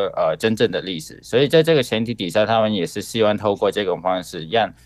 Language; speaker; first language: Chinese; non-native, local second language; Cantonese